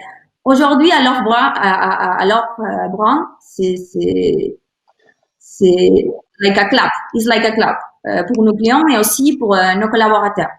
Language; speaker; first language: French; non-native, learner; Spanish